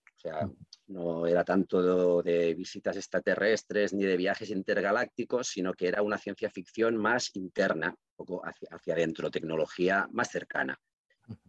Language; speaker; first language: Spanish; non-native, local second language; Catalan